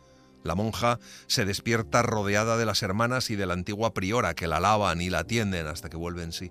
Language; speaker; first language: Spanish; native; Spanish